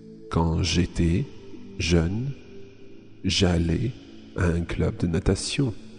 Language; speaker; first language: French; non-native, fluent; English